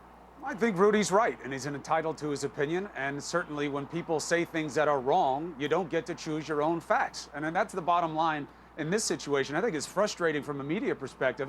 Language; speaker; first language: English; native; English